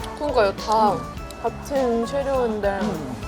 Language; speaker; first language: Korean; non-native, fluent; English